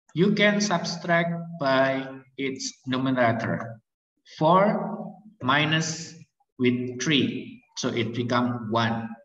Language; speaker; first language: English; non-native, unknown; Indonesian